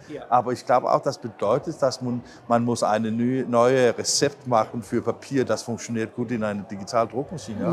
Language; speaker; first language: German; non-native, learner; Danish